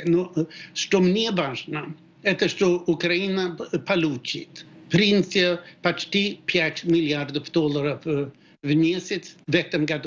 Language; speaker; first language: Russian; non-native, fluent; Swedish